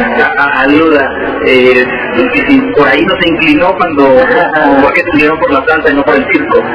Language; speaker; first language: Spanish; native; Spanish